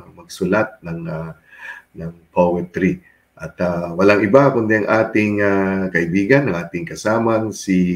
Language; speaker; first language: Filipino; native; Filipino